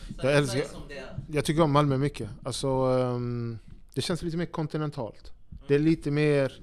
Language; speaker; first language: Swedish; native; Swedish